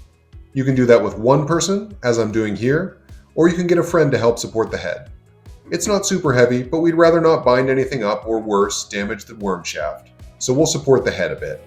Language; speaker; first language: English; native; English